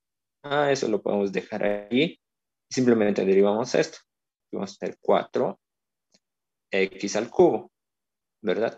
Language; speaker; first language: Spanish; native; Spanish